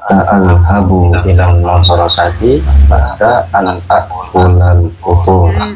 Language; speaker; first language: Arabic; non-native, learner; Indonesian